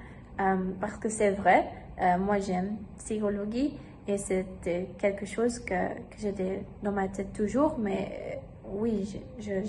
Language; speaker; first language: French; non-native, learner; German